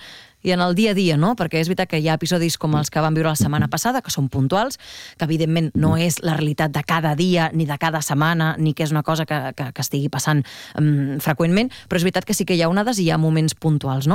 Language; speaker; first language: Catalan; native; Catalan